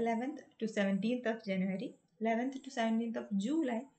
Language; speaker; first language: English; non-native, local second language; Malayalam